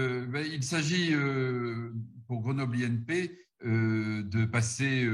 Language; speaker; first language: French; native; French